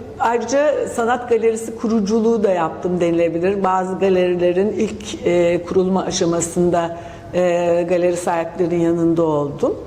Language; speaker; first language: Turkish; native; Turkish